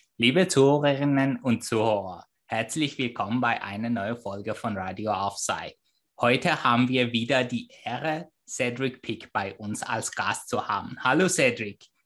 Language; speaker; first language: German; non-native, fluent; Persian